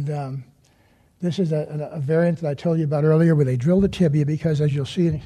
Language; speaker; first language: English; native; English